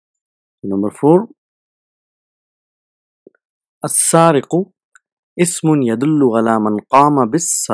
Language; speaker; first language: Arabic; non-native, fluent; English